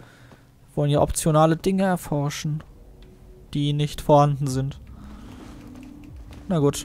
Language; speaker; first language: German; native; German